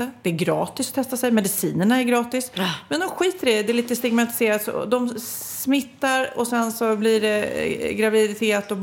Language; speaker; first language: Swedish; native; Swedish